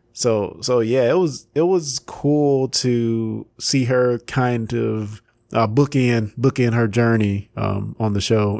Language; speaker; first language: English; native; English